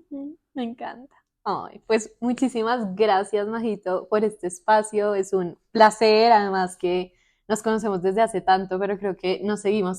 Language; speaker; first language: Spanish; native; Spanish